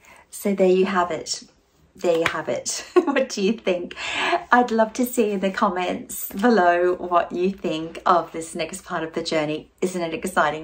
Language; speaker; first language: English; native; English